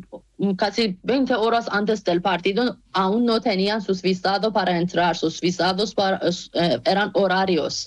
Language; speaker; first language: Spanish; non-native, fluent; Persian